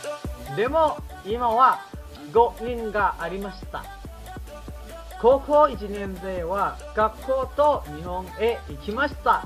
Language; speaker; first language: Japanese; non-native, learner; Thai